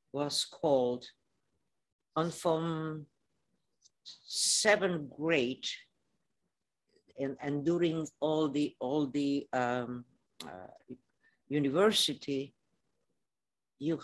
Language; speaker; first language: English; non-native, fluent; Romanian